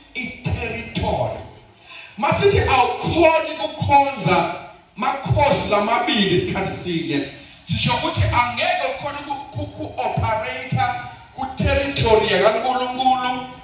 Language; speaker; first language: Zulu; non-native, local second language; Swati